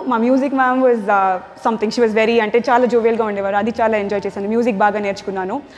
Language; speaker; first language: Telugu; non-native, local second language; Tamil